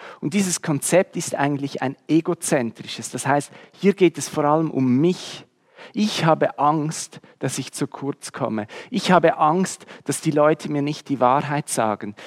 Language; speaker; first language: German; native; German